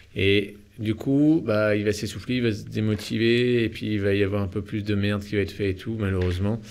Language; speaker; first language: French; native; French